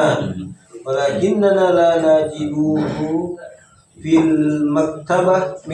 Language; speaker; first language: Indonesian; native; Indonesian